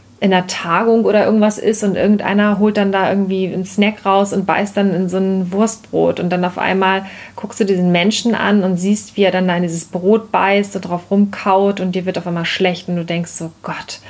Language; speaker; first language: German; native; German